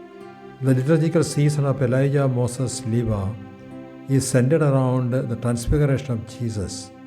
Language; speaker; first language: English; non-native, local second language; Malayalam